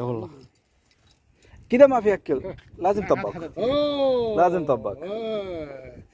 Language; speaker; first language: Arabic; non-native, learner; Bangla